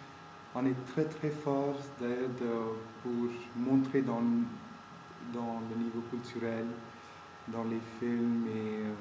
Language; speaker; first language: French; non-native, fluent; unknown